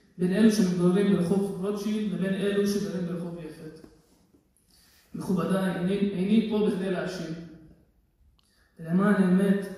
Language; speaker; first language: Hebrew; non-native, local second language; Arabic